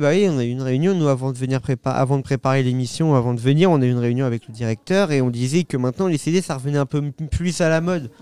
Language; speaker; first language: French; native; French